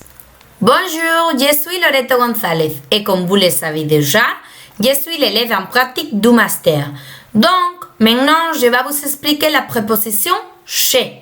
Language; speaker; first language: French; non-native, fluent; Spanish